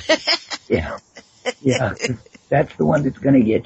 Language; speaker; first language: English; native; English